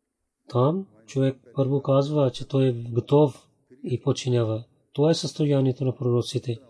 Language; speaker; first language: Bulgarian; non-native, learner; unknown